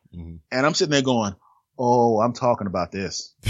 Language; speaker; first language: English; native; English